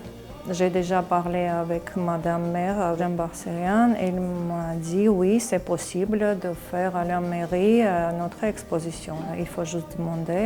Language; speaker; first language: French; non-native, learner; Armenian